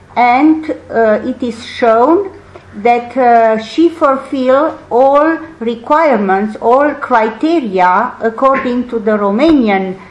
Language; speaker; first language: English; non-native, fluent; Romanian